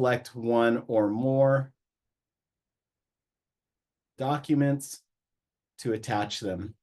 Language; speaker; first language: English; native; English